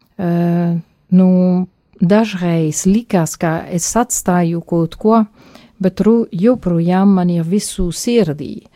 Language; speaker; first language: Latvian; non-native, fluent; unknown